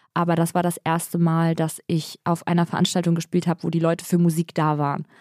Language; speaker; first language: German; native; German